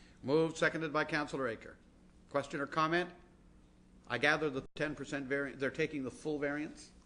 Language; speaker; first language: English; native; English